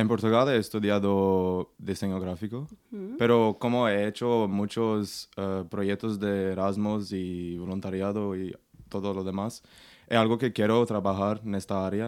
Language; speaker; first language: Spanish; non-native, learner; Portuguese